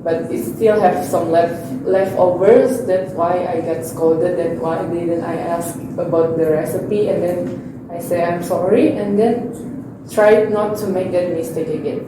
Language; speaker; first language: English; non-native, learner; Indonesian